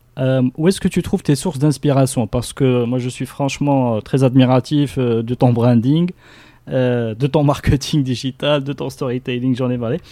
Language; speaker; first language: French; non-native, local second language; Arabic